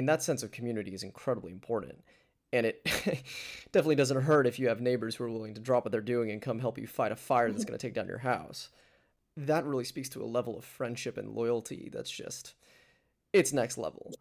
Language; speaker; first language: English; native; English